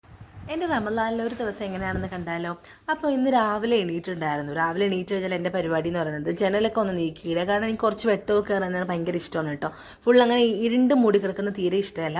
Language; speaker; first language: Malayalam; native; Malayalam